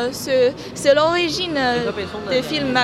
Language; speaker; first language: French; non-native, fluent; Chinese